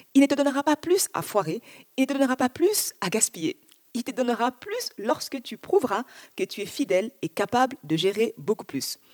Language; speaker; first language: French; early bilingual, other home language; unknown